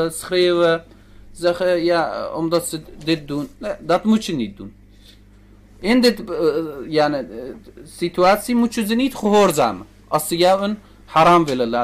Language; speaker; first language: Dutch; early bilingual, other home language; Turkish